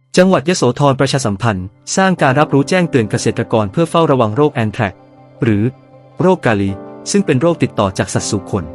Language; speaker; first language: Thai; native; Thai